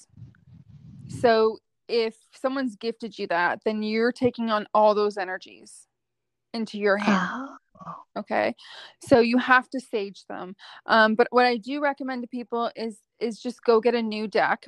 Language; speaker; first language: English; native; English